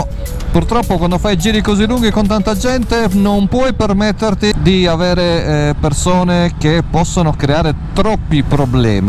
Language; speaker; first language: Italian; native; Italian